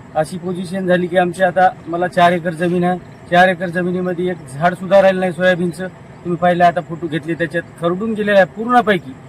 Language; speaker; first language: Marathi; native; Marathi